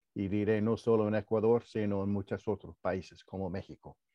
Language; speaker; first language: Spanish; early bilingual, heritage; Spanish